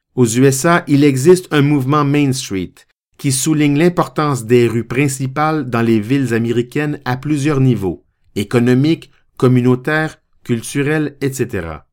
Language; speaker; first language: French; native; French